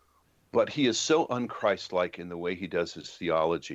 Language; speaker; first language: English; native; English